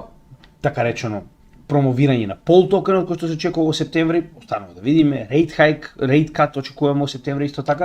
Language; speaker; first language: Macedonian; native; Macedonian